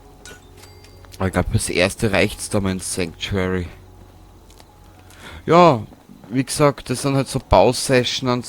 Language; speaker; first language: German; native; German